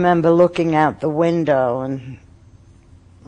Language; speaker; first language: English; early bilingual, other home language; German